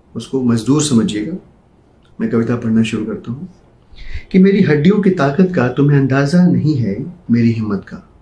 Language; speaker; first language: Hindi; native; Hindi